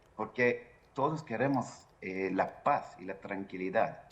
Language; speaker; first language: Spanish; non-native, fluent; Hebrew